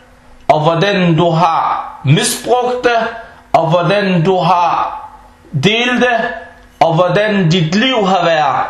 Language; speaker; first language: Danish; early bilingual, other home language; Arabic